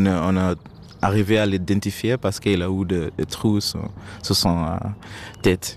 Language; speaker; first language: French; non-native, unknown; Shona